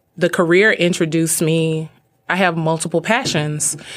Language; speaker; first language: English; native; English